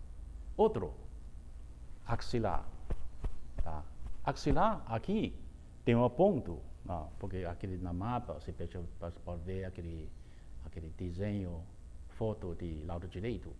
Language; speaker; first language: Portuguese; non-native, fluent; Chinese